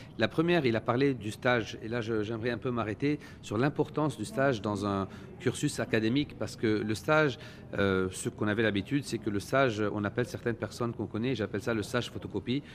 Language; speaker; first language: French; non-native, local second language; Arabic